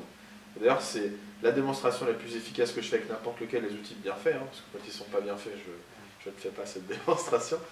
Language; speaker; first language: French; native; French